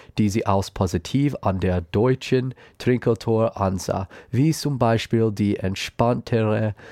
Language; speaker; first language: German; non-native, learner; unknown